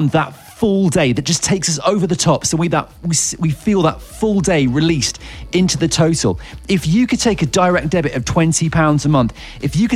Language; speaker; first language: English; native; English